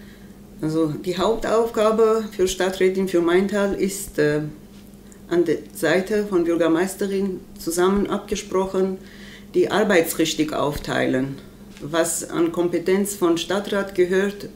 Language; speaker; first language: German; non-native, learner; Armenian